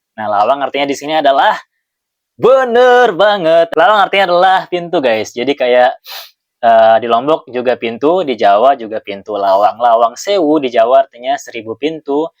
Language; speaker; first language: Indonesian; non-native, local second language; Sasak